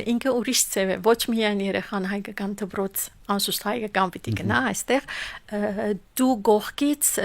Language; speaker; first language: Armenian; early bilingual, heritage; Armenian